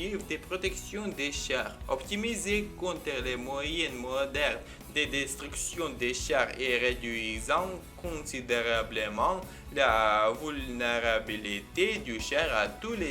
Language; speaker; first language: French; non-native, learner; Ukrainian